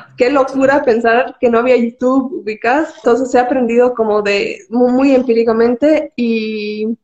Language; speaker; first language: Spanish; native; Spanish